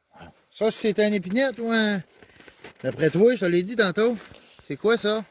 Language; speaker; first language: French; native; French